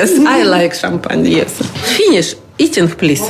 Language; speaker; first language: English; non-native, learner; Russian